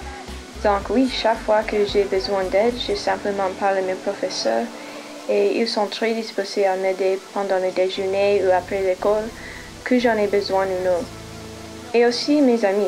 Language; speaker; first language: French; non-native, fluent; English